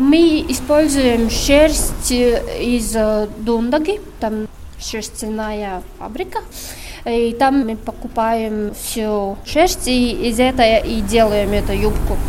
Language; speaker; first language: Russian; non-native, local second language; Latvian